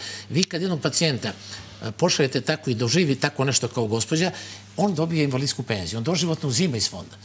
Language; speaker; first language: Bosnian; native; Bosnian